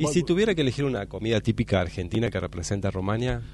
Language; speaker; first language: Spanish; native; Spanish